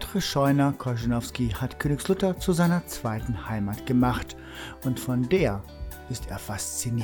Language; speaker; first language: German; native; German